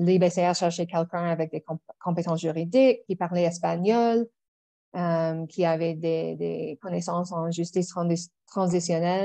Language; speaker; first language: French; non-native, local second language; English